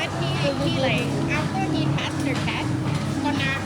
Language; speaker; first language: English; non-native, learner; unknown